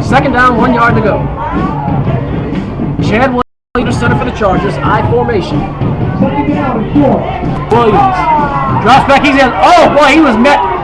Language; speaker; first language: English; native; English